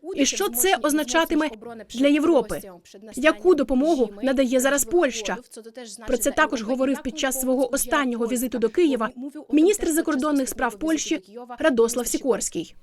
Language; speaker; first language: Ukrainian; native; Ukrainian